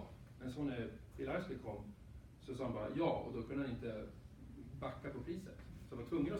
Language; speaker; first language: Swedish; native; Swedish